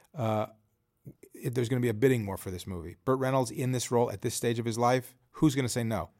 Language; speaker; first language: English; native; English